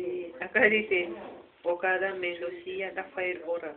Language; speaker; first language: Spanish; non-native, learner; Japanese